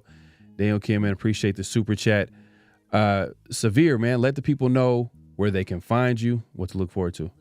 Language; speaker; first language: English; native; English